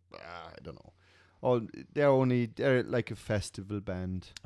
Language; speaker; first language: English; non-native, fluent; German